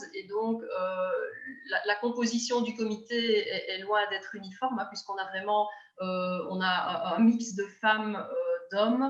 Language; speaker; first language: French; native; French